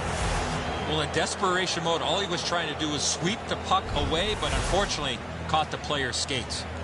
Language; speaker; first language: English; native; English